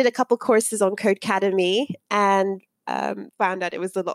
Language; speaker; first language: English; non-native, local second language; Yoruba